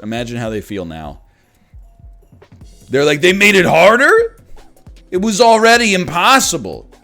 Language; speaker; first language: English; native; English